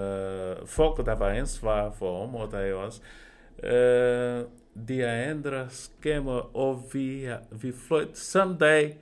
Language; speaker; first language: Danish; non-native, fluent; Portuguese